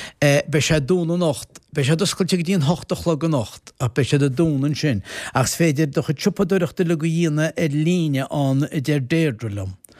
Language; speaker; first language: Irish; native; Irish